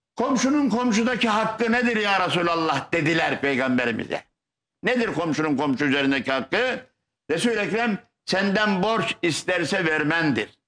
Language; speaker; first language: Turkish; native; Turkish